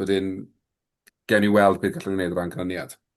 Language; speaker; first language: Welsh; native; Welsh